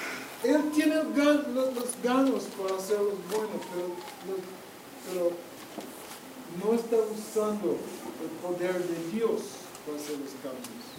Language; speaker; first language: Spanish; non-native, fluent; English